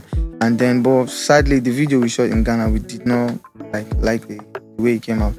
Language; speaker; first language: English; non-native, local second language; Yoruba